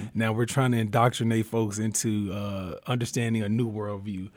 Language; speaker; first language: English; native; English